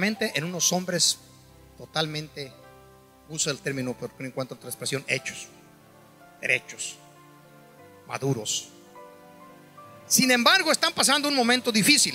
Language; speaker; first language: Spanish; native; Spanish